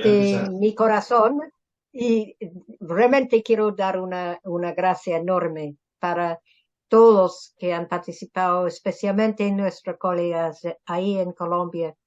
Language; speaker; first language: Spanish; non-native, fluent; English